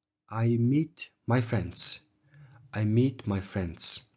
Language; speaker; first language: English; non-native, fluent; Mongolian